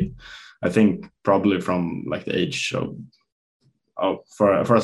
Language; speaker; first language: English; non-native, fluent; Swedish